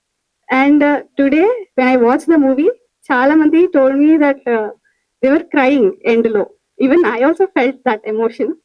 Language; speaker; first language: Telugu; non-native, learner; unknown